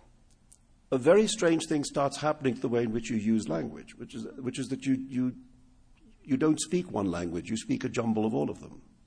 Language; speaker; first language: English; non-native, local second language; Urdu